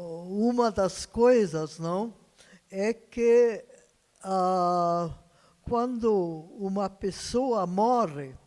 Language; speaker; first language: Portuguese; non-native, fluent; Hungarian